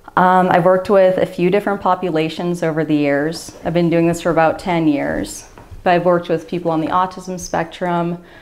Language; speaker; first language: English; native; English